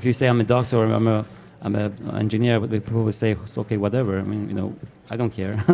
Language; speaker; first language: English; non-native, fluent; Persian